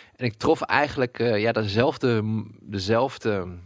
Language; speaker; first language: Dutch; early bilingual, other home language; Arabic